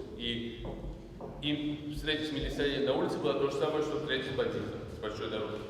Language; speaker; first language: Russian; non-native, local second language; Georgian